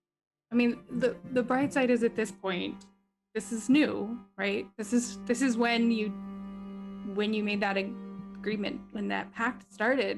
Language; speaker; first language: English; native; English